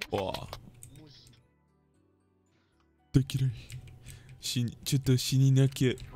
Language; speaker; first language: Japanese; non-native, learner; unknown